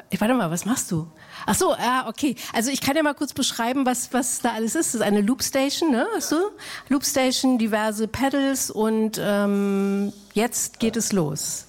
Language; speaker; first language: German; native; German